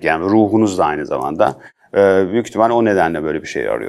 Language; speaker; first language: Turkish; early bilingual, heritage; Turkish